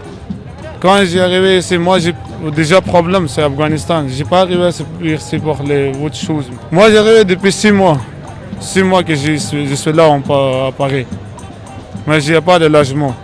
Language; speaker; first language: French; non-native, learner; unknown